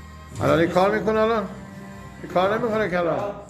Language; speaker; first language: Persian; native; Persian